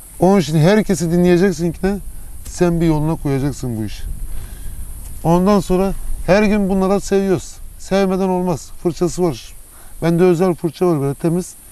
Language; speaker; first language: Turkish; early bilingual, heritage; Turkish